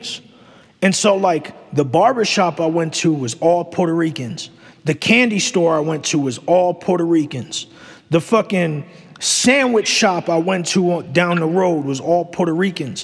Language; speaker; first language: English; native; English